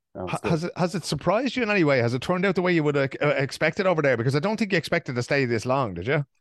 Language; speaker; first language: English; native; English